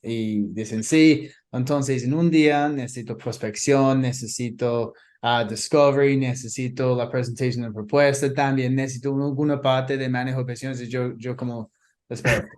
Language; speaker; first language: Spanish; non-native, fluent; English